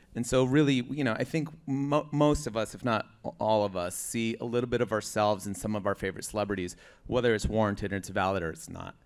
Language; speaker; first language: English; native; English